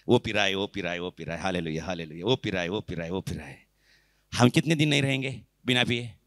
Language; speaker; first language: Hindi; non-native, local second language; Marathi